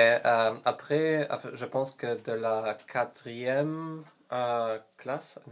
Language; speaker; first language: French; non-native, learner; Polish